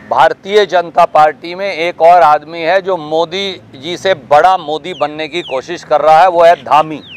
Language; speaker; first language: Hindi; native; Hindi